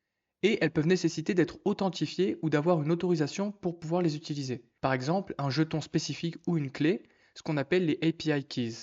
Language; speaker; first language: French; native; French